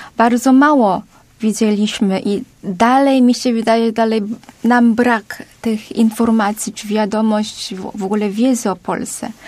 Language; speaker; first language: Polish; non-native, fluent; Korean